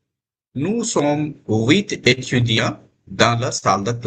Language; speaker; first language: French; non-native, fluent; Hindi